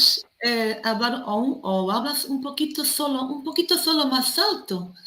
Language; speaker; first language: Spanish; non-native, fluent; Portuguese